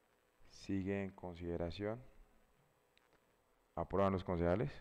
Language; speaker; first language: Spanish; native; Spanish